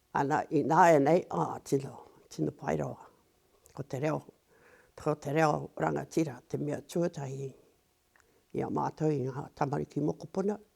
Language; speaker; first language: Māori; native; Māori